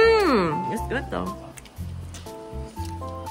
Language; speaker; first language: English; non-native, local second language; Cantonese